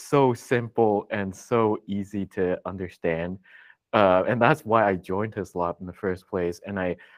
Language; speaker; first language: English; non-native, local second language; Cantonese